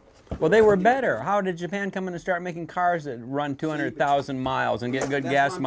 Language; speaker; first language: English; native; English